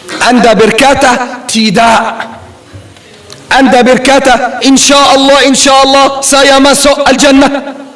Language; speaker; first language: Indonesian; non-native, learner; Arabic